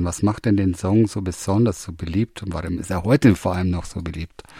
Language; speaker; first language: German; native; German